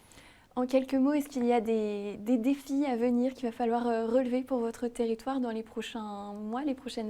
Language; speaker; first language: French; native; French